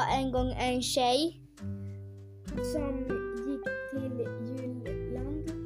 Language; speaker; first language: Swedish; non-native, learner; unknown